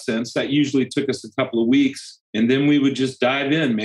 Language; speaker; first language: English; native; English